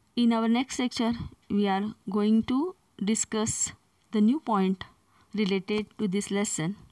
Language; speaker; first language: English; non-native, local second language; Marathi